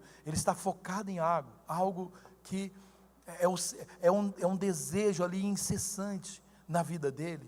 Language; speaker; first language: Portuguese; native; Portuguese